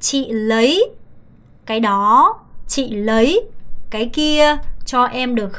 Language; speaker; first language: Vietnamese; non-native, fluent; Korean